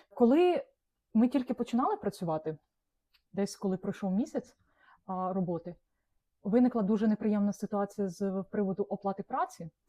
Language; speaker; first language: Ukrainian; non-native, local second language; Russian